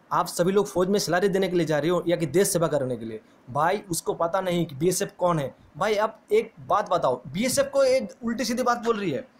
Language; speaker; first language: Hindi; non-native, local second language; Bangla